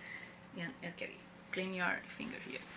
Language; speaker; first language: English; non-native, learner; Portuguese